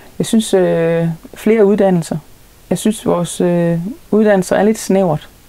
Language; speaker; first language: Danish; native; Danish